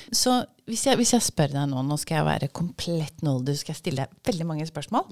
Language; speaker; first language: Norwegian; early bilingual, other home language; English